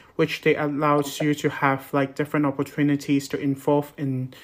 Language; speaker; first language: English; non-native, local second language; Cantonese